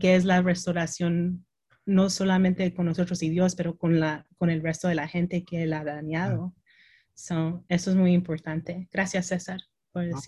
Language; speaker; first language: Spanish; early bilingual, heritage; Spanish